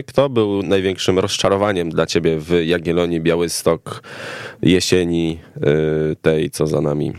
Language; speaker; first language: Polish; native; Polish